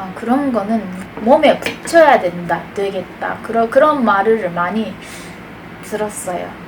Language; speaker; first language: Korean; non-native, fluent; Japanese